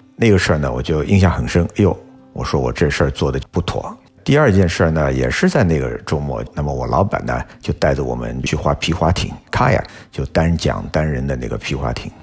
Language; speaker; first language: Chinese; native; Chinese